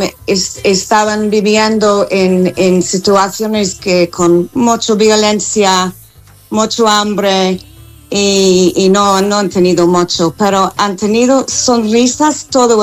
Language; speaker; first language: Spanish; non-native, fluent; English